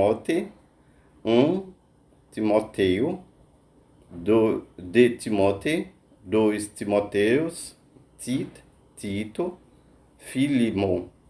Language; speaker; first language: Portuguese; non-native, fluent; Haitian Creole